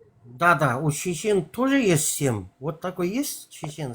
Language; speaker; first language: Russian; non-native, local second language; Kazakh